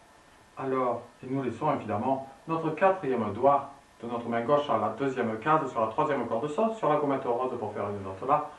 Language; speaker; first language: French; native; French